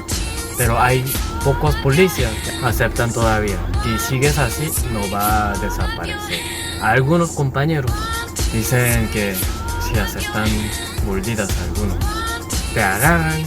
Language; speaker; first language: Spanish; non-native, learner; Korean